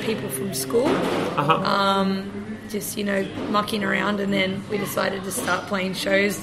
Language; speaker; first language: English; native; English